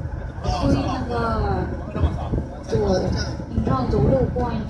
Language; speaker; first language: Chinese; non-native, fluent; Russian